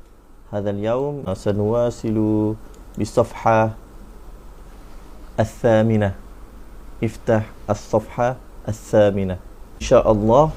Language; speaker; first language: Arabic; non-native, fluent; Malay